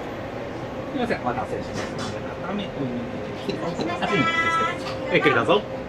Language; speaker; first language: Japanese; native; Japanese